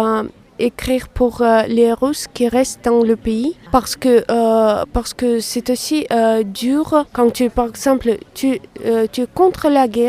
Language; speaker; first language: French; non-native, fluent; Russian